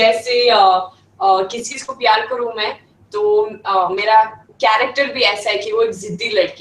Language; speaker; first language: Hindi; non-native, fluent; Swedish